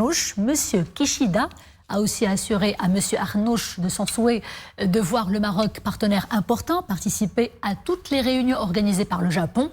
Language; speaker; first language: French; non-native, local second language; Arabic